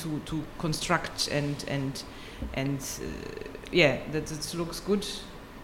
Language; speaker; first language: English; non-native, fluent; German